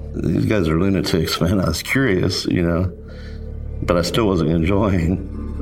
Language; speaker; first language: English; native; English